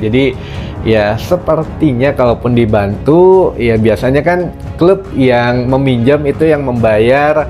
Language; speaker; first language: Indonesian; native; Indonesian